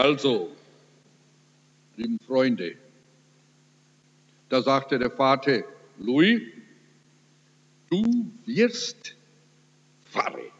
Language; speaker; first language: German; early bilingual, heritage; German